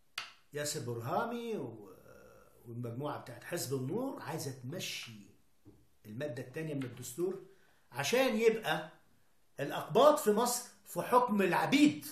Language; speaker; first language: Arabic; native; Arabic